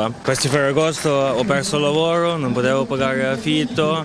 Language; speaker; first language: Italian; non-native, learner; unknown